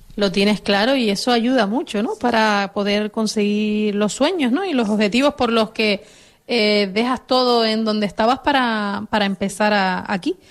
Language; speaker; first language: Spanish; native; Spanish